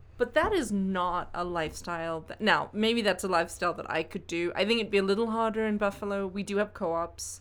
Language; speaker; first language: English; native; English